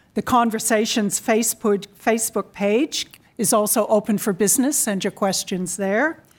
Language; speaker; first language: English; native; English